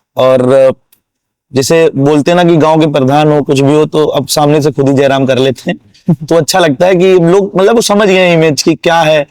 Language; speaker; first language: Hindi; native; Hindi